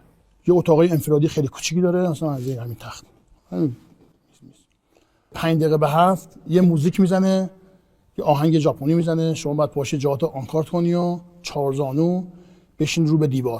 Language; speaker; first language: Persian; native; Persian